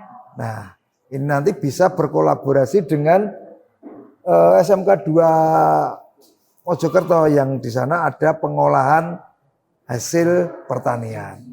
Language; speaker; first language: Indonesian; native; Indonesian